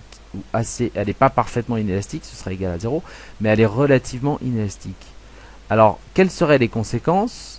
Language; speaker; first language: French; native; French